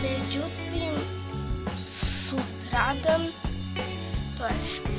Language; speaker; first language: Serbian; early bilingual, heritage; Serbian